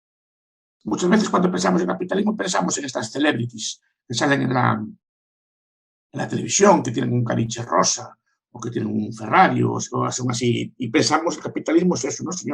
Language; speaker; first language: Spanish; native; Spanish